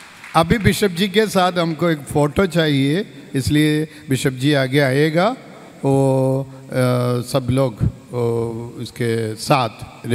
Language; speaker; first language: Hindi; non-native, local second language; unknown